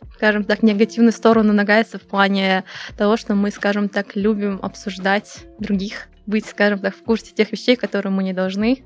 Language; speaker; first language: Russian; non-native, local second language; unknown